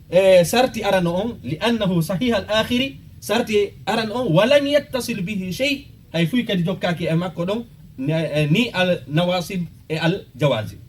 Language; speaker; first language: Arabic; non-native, fluent; Fula